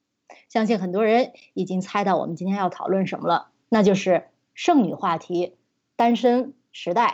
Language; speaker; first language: Chinese; native; Chinese